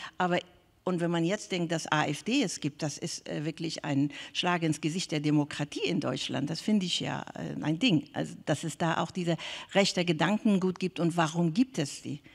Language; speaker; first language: German; non-native, fluent; Persian